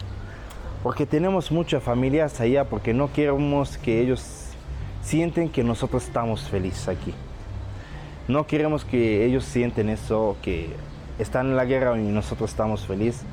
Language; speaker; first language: Spanish; non-native, learner; Arabic